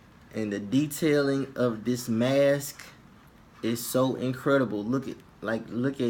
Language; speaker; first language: English; native; English